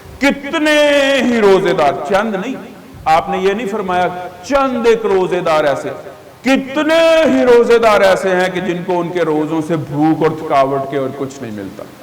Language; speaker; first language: Urdu; native; Urdu